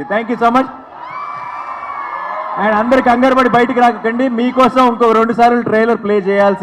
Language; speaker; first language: Telugu; native; Telugu